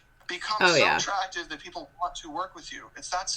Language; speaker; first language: English; native; English